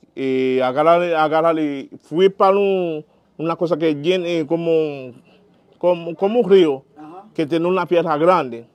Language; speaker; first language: Spanish; non-native, learner; Haitian Creole